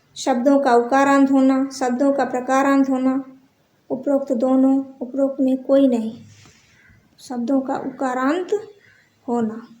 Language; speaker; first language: Hindi; native; Hindi